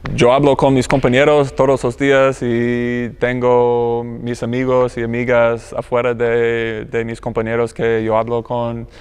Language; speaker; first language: Spanish; non-native, learner; English